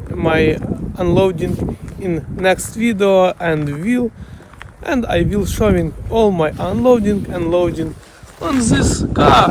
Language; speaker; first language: English; non-native, learner; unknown